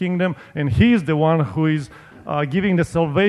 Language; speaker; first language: English; non-native, fluent; Romanian